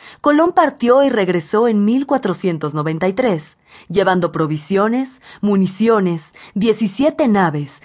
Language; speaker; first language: Spanish; native; Spanish